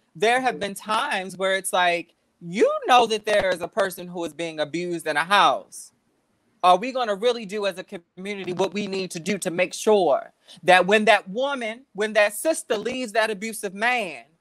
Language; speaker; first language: English; native; English